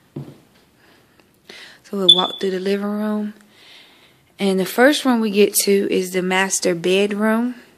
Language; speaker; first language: English; native; English